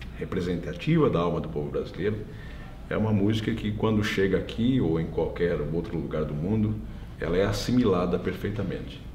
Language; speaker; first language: Portuguese; native; Portuguese